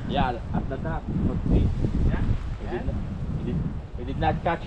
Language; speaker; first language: English; non-native, learner; Filipino